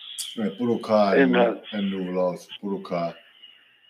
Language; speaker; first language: Italian; early bilingual, heritage; English